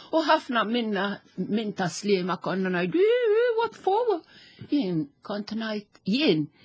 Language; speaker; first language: Maltese; non-native, local second language; English